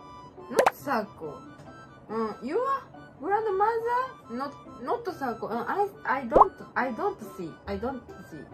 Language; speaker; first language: English; non-native, learner; Japanese